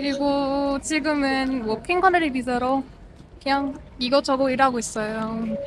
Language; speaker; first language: Korean; non-native, fluent; English